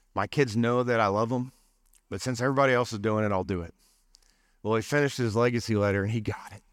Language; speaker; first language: English; native; English